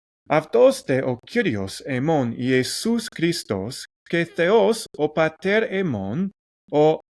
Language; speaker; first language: Greek; non-native, learner; English